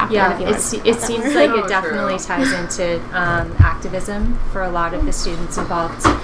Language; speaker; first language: English; native; English